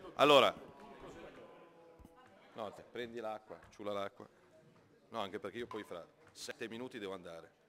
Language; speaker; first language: Italian; native; Italian